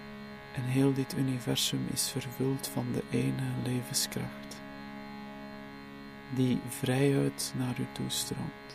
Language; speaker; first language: Dutch; native; Dutch